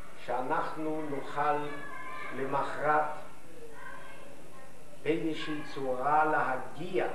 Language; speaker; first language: Hebrew; non-native, fluent; Yiddish